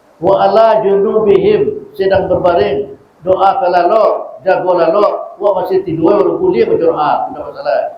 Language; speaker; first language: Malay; non-native, local second language; Minangkabau